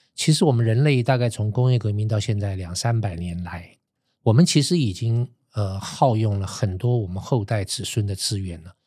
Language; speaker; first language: Chinese; native; Chinese